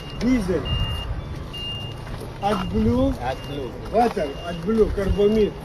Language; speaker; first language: English; non-native, learner; Russian